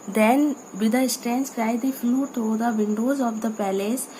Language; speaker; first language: English; non-native, local second language; Hindi